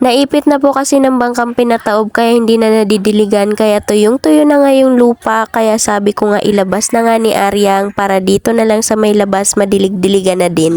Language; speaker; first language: Filipino; native; Filipino